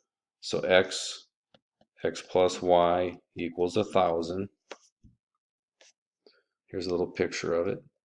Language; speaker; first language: English; native; English